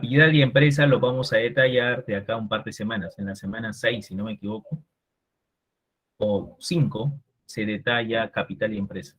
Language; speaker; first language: Spanish; native; Spanish